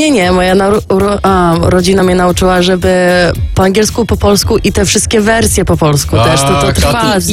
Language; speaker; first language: Polish; early bilingual, heritage; Polish